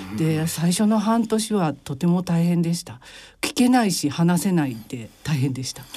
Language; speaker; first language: Japanese; native; Japanese